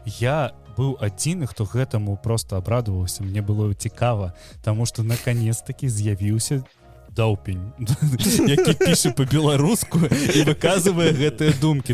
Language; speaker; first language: Belarusian; non-native, local second language; Russian